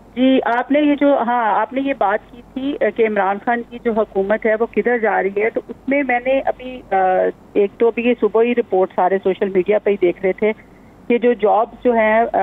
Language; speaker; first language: Urdu; non-native, local second language; Punjabi